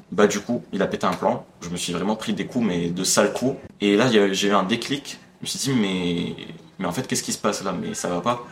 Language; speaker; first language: French; non-native, local second language; Arabic